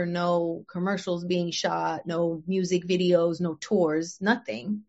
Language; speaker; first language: English; early bilingual, other home language; French